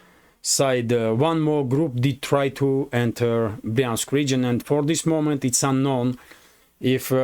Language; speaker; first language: English; non-native, fluent; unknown